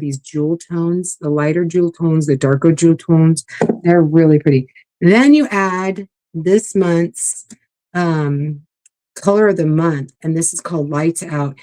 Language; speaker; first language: English; native; English